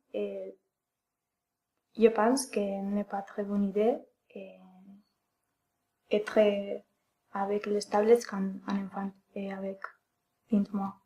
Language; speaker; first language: French; non-native, learner; Spanish